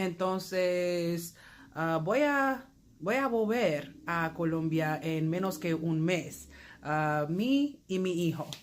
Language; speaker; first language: Spanish; non-native, learner; English